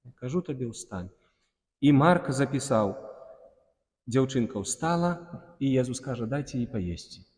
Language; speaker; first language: Belarusian; non-native, local second language; Russian